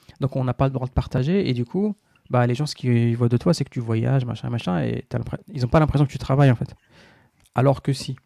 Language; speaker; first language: French; non-native, local second language; Arabic